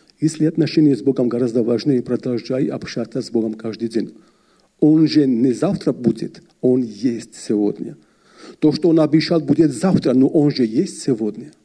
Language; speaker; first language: Russian; non-native, fluent; Georgian